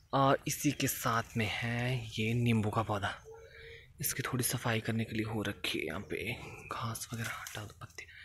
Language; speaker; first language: Hindi; native; Hindi